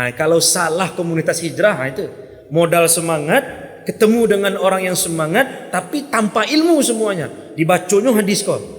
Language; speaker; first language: Malay; non-native, local second language; Minangkabau